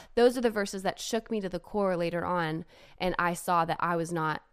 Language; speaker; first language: English; native; English